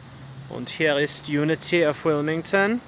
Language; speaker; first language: German; non-native, fluent; English